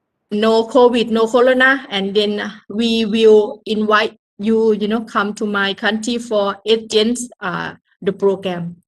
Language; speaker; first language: English; non-native, learner; Thai